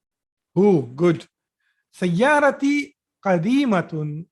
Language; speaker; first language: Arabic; non-native, fluent; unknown